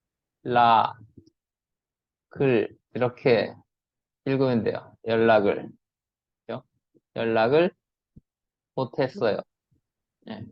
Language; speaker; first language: Korean; native; Korean